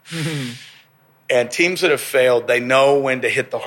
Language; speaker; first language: English; native; English